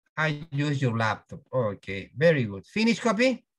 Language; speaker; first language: English; non-native, learner; Spanish